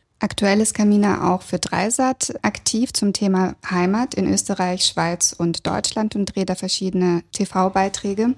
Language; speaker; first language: German; early bilingual, other home language; Russian